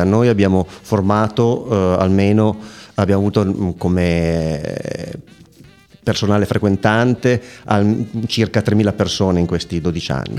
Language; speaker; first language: Italian; native; Italian